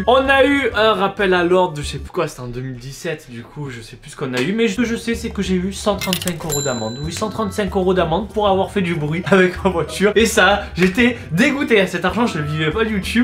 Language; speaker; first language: French; native; French